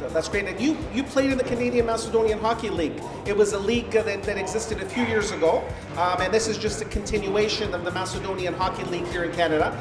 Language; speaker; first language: English; early bilingual, other home language; Macedonian